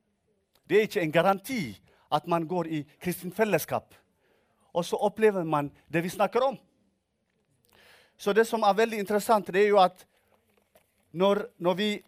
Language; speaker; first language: Norwegian; non-native, fluent; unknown